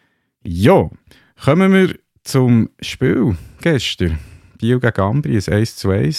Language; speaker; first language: German; native; German